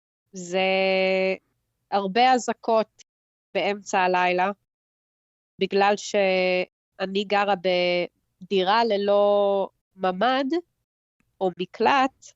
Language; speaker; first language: Hebrew; early bilingual, heritage; Hebrew